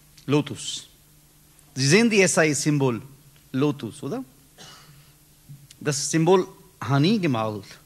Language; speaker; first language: German; non-native, learner; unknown